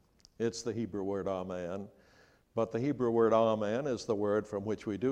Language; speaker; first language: English; native; English